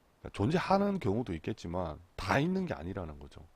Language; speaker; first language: Korean; native; Korean